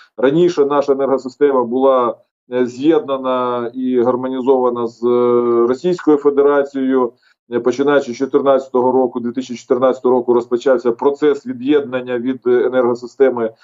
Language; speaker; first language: Ukrainian; native; Ukrainian